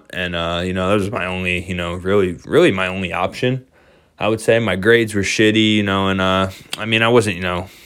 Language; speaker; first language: English; native; English